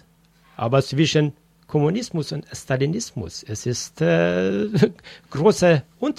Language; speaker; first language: German; non-native, fluent; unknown